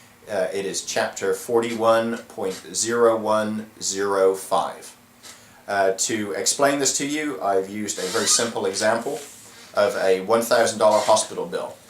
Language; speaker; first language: English; native; English